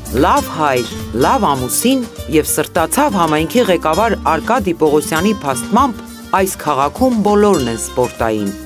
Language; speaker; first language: Armenian; native; Armenian